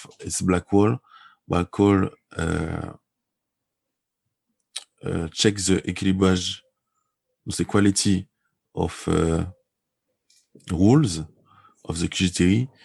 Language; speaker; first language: English; non-native, learner; French